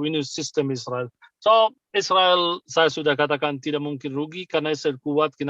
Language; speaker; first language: Indonesian; non-native, fluent; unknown